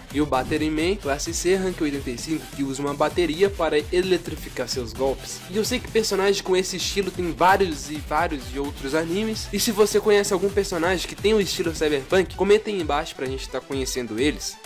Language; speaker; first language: Portuguese; native; Portuguese